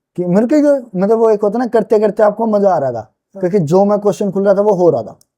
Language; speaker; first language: Hindi; native; Hindi